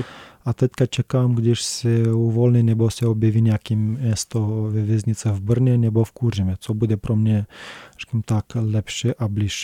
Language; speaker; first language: Czech; non-native, learner; Romanian